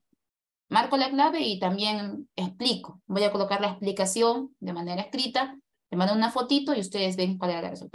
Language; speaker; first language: Spanish; native; Spanish